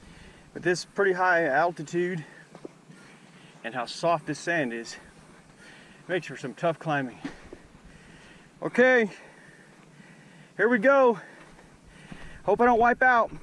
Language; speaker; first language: English; native; English